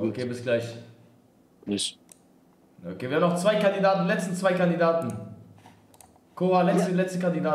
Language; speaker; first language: German; native; German